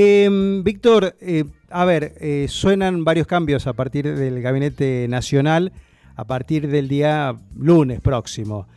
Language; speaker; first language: Spanish; native; Spanish